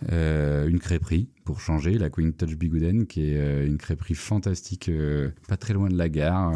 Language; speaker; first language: French; native; French